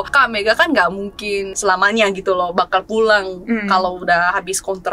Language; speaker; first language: Indonesian; non-native, fluent; Korean